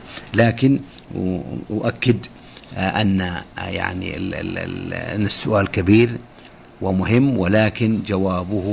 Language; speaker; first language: Arabic; native; Arabic